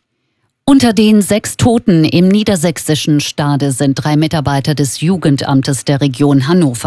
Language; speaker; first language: German; native; German